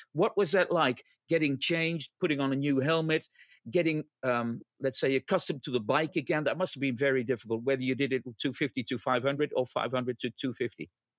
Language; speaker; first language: English; non-native, fluent; Dutch